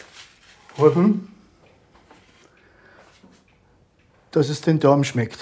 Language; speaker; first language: German; native; German